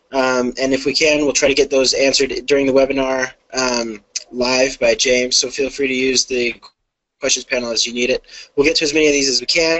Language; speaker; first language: English; native; English